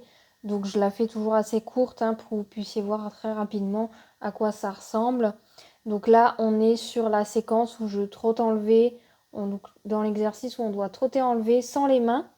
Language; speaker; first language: French; native; French